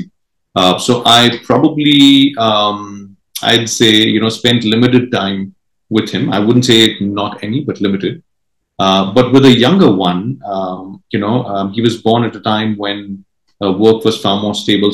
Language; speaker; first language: English; non-native, local second language; Marathi